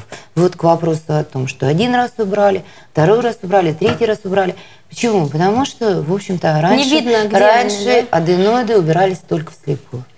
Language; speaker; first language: Russian; native; Russian